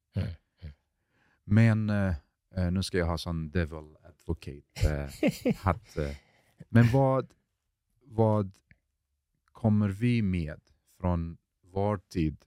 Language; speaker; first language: Swedish; early bilingual, other home language; Arabic